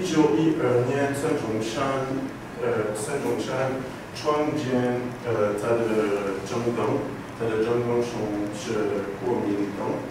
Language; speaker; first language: Chinese; non-native, learner; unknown